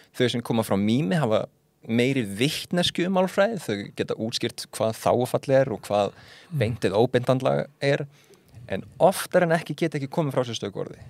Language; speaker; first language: Icelandic; native; Icelandic